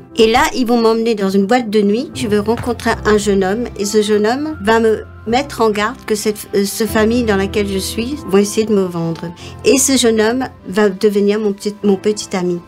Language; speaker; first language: French; non-native, local second language; Morisyen